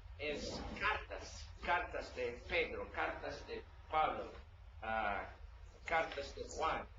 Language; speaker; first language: Spanish; non-native, learner; English